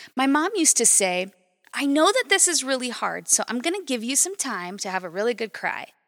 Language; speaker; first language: English; native; English